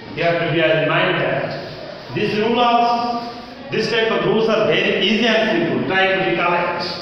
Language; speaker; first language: English; non-native, local second language; Bangla